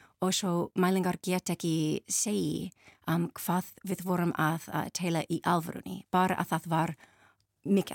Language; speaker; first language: Icelandic; non-native, learner; English